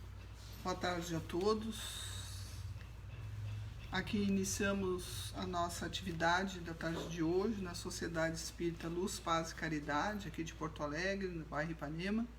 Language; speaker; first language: Portuguese; native; Portuguese